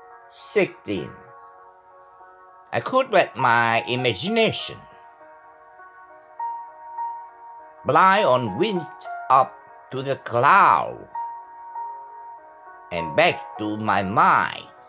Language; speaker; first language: English; non-native, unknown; Vietnamese